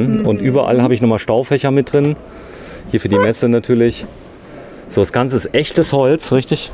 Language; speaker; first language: German; native; German